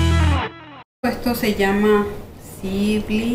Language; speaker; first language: Spanish; native; Spanish